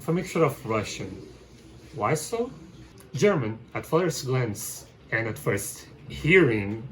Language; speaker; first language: English; non-native, fluent; Portuguese